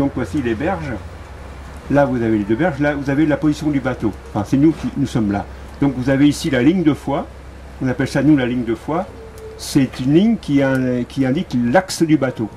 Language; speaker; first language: French; native; French